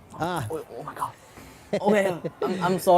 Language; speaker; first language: English; non-native, learner; Chinese